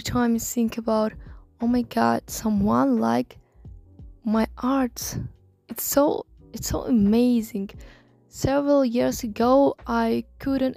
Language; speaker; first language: English; non-native, learner; Russian